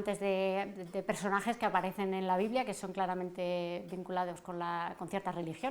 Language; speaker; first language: Spanish; native; Spanish